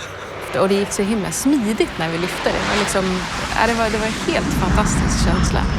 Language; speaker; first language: Swedish; native; Swedish